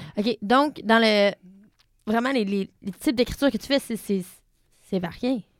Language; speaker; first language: French; native; French